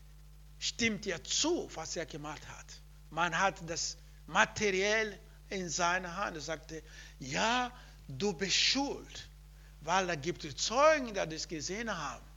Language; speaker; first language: German; non-native, learner; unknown